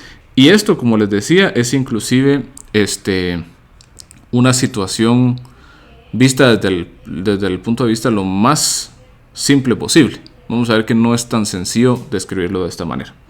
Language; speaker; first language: Spanish; native; Spanish